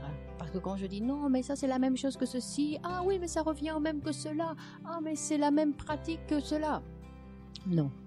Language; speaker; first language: French; native; French